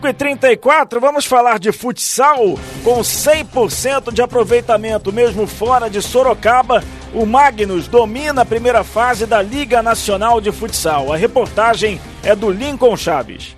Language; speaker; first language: Portuguese; native; Portuguese